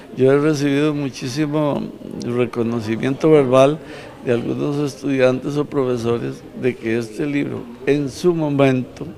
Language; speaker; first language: Spanish; native; Spanish